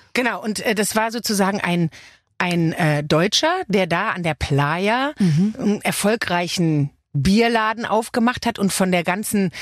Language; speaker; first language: German; native; German